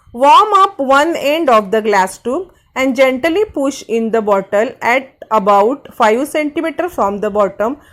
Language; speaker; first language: English; non-native, local second language; Marathi